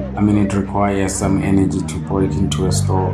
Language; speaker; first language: English; non-native, local second language; Zulu